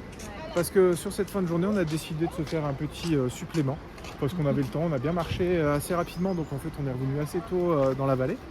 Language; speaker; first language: French; native; French